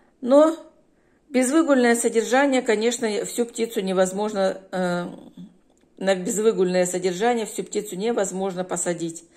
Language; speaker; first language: Russian; native; Russian